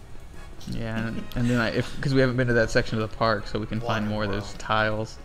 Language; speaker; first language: English; native; English